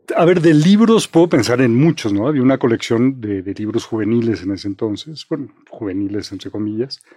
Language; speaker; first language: Spanish; native; Spanish